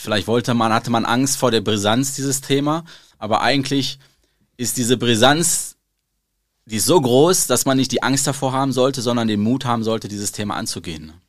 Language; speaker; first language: German; early bilingual, other home language; Arabic